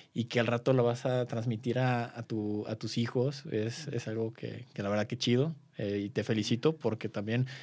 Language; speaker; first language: Spanish; native; Spanish